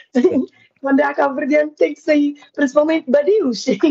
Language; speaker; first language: Portuguese; non-native, local second language; Kabuverdianu